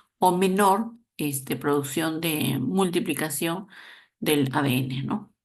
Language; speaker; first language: Spanish; native; Spanish